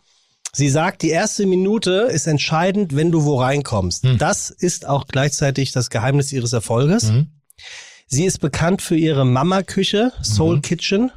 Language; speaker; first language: German; native; German